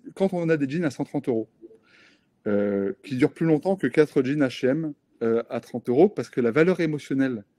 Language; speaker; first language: French; native; French